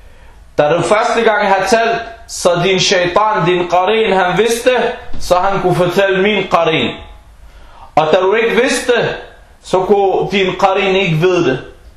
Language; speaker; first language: Danish; non-native, fluent; Arabic